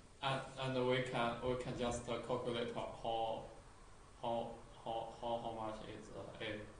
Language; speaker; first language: English; non-native, learner; Chinese